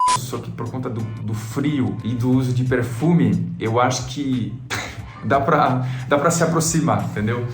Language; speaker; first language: Portuguese; non-native, fluent; French